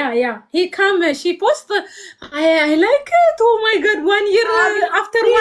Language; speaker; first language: English; non-native, learner; Amharic